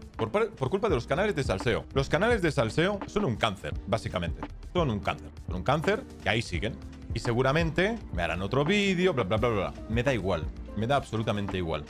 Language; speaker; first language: Spanish; native; Spanish